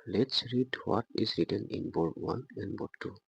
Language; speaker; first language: English; non-native, local second language; Assamese